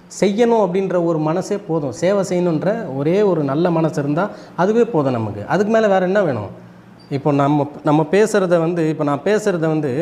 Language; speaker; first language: Tamil; early bilingual, other home language; Nepali